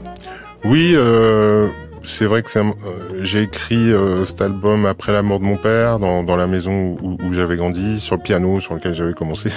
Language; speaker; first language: French; native; French